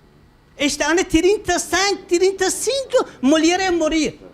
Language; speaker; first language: Portuguese; non-native, learner; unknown